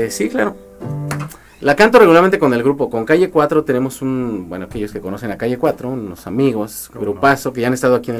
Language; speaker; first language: Spanish; native; Spanish